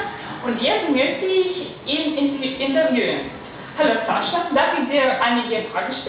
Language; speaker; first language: German; non-native, learner; Russian